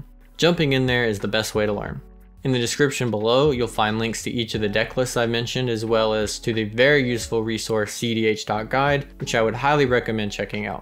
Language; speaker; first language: English; native; English